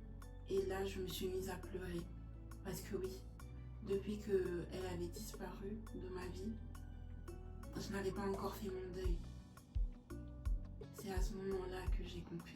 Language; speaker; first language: French; native; French